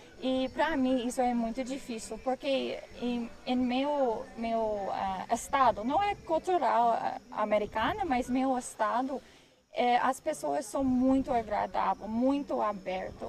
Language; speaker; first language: Portuguese; non-native, learner; English